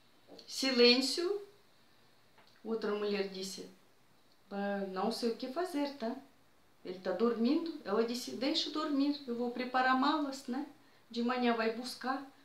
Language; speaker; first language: Portuguese; non-native, fluent; Russian